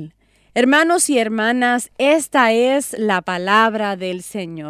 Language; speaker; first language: Spanish; native; Spanish